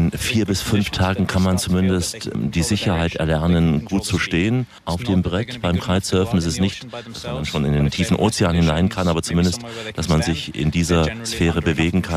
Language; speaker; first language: German; native; German